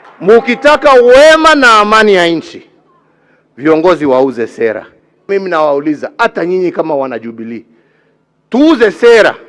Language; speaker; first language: Swahili; non-native, local second language; Kikuyu